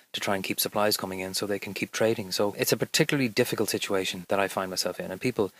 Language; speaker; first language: English; native; English